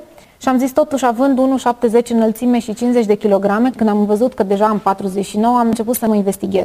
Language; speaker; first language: Romanian; native; Romanian